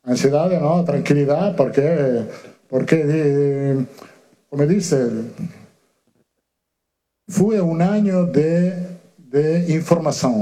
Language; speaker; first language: Portuguese; non-native, fluent; Italian